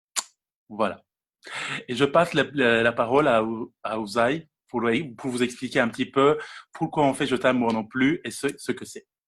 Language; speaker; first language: French; non-native, fluent; Turkish